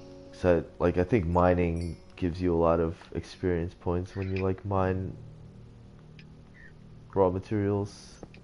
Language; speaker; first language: English; early bilingual, other home language; Chinese